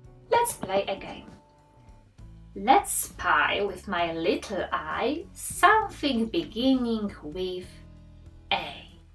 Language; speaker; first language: English; non-native, fluent; Polish